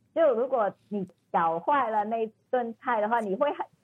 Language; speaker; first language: Chinese; non-native, fluent; Cantonese